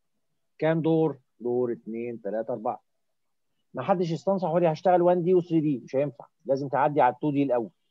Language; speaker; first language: Arabic; native; Arabic